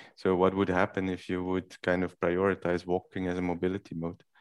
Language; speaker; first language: English; non-native, fluent; Dutch